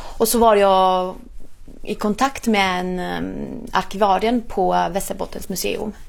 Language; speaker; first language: Swedish; non-native, fluent; Italian